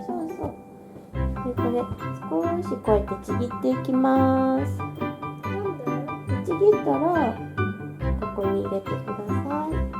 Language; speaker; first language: Japanese; native; Japanese